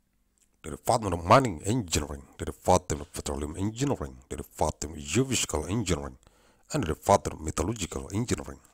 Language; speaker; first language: English; non-native, learner; Indonesian